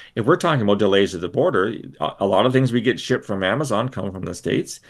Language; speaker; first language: English; native; English